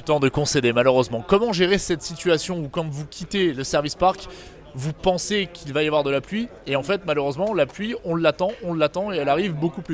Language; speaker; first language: French; native; French